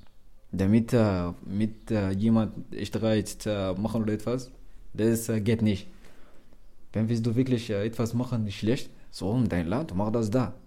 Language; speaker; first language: German; non-native, learner; Arabic